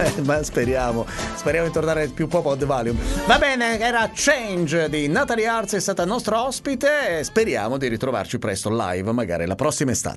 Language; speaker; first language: Italian; native; Italian